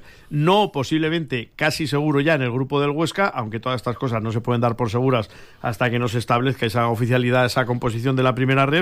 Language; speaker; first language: Spanish; native; Spanish